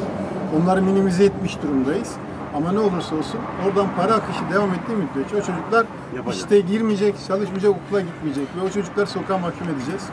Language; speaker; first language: Turkish; native; Turkish